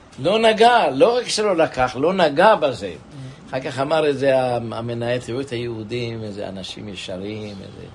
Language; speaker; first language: Hebrew; non-native, fluent; Persian